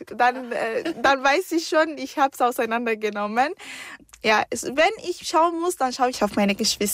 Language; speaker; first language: German; early bilingual, other home language; Arabic